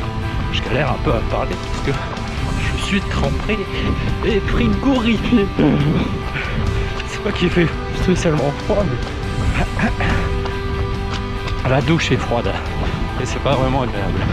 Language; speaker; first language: French; native; French